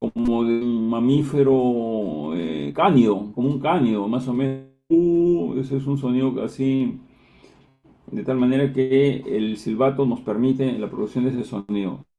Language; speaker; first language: Spanish; native; Spanish